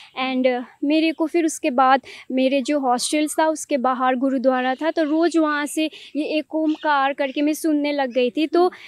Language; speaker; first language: Hindi; non-native, local second language; Nepali